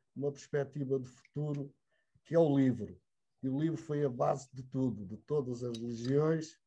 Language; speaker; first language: Portuguese; native; Portuguese